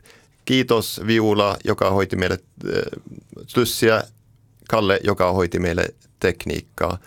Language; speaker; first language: Finnish; native; Finnish